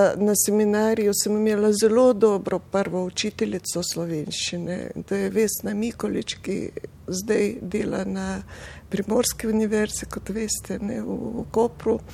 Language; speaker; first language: Slovenian; non-native, fluent; Russian